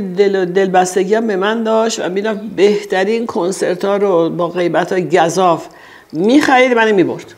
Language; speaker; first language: Persian; early bilingual, heritage; Persian